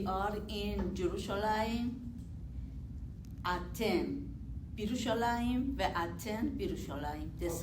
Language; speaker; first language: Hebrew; non-native, learner; English